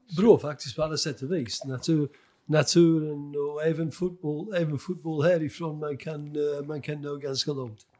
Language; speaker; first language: Swedish; non-native, fluent; English